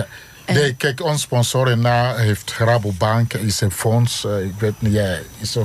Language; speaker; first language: Dutch; non-native, fluent; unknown